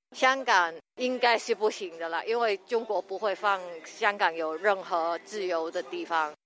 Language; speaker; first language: Chinese; non-native, local second language; Cantonese